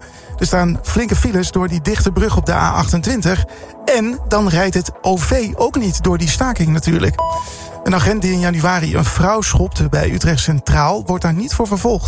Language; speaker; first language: Dutch; native; Dutch